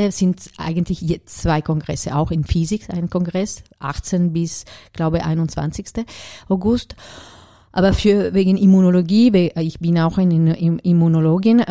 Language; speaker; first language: German; non-native, fluent; Italian